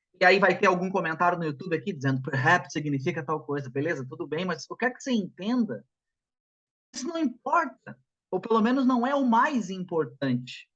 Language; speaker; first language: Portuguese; native; Portuguese